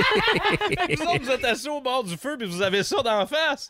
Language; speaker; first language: French; native; French